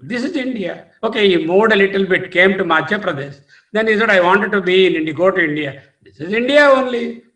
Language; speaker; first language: English; non-native, local second language; Telugu